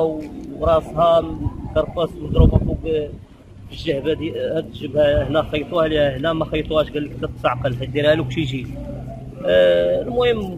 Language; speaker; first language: Arabic; native; Arabic